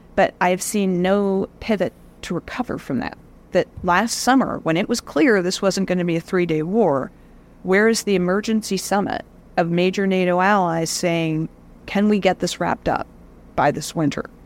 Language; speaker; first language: English; native; English